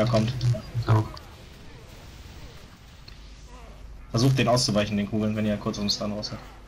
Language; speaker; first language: German; native; German